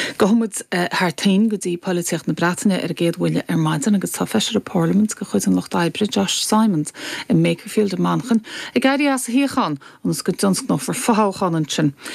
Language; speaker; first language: Irish; native; Irish